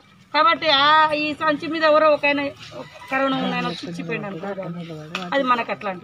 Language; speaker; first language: Telugu; native; Telugu